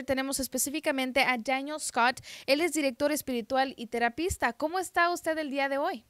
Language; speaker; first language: Spanish; native; Spanish